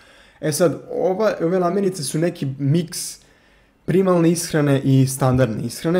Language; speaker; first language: Serbian; native; Serbian